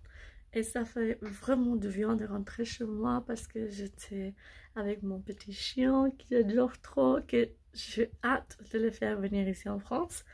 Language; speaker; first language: French; non-native, learner; English